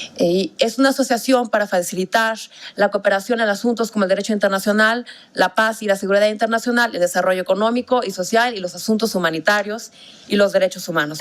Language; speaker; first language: Spanish; native; Spanish